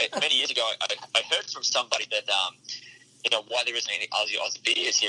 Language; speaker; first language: English; native; English